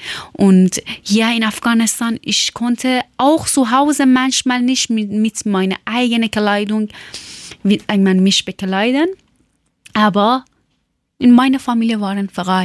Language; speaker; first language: German; non-native, learner; Persian